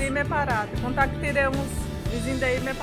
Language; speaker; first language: German; non-native, learner; Portuguese